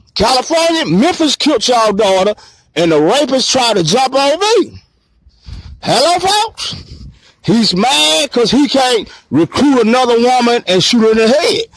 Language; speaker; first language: English; native; English